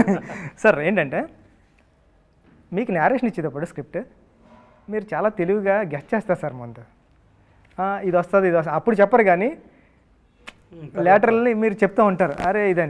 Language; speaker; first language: Telugu; native; Telugu